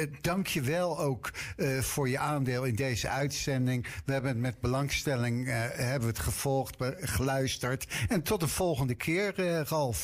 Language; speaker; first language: Dutch; native; Dutch